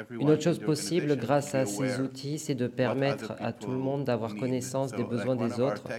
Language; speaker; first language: French; non-native, fluent; Hebrew